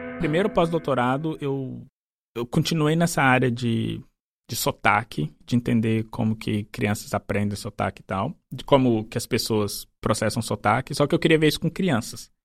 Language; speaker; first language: Portuguese; native; Portuguese